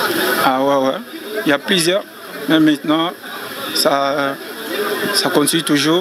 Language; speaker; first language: French; non-native, fluent; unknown